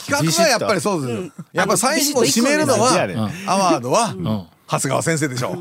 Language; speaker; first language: Japanese; native; Japanese